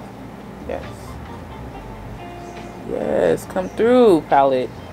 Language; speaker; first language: English; native; English